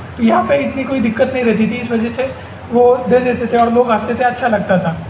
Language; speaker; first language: Hindi; non-native, local second language; Marathi